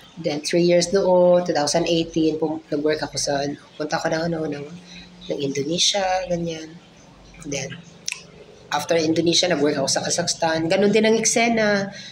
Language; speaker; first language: Filipino; non-native, local second language; Cebuano